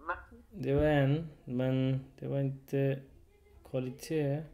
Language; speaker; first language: Swedish; non-native, learner; Urdu